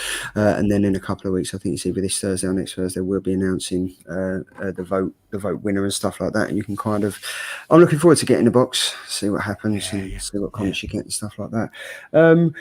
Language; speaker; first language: English; native; English